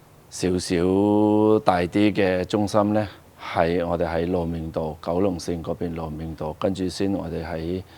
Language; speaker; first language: Cantonese; non-native, fluent; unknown